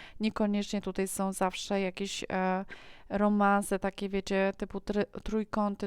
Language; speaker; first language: Polish; native; Polish